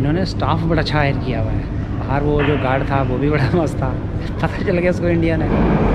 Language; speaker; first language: Hindi; native; Hindi